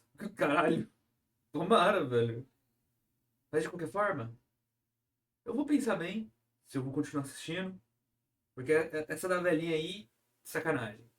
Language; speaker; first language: Portuguese; native; Portuguese